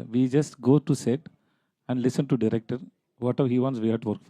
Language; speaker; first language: Telugu; non-native, learner; Tamil